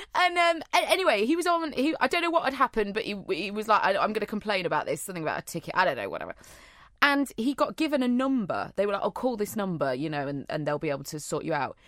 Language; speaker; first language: English; native; English